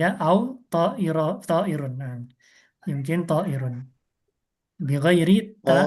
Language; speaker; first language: Arabic; non-native, fluent; Indonesian